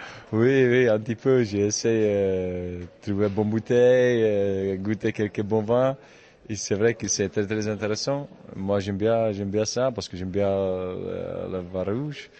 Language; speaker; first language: French; non-native, fluent; Czech